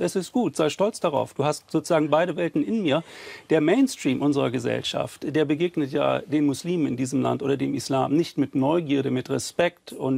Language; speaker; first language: German; native; German